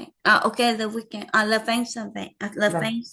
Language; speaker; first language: French; non-native, learner; Vietnamese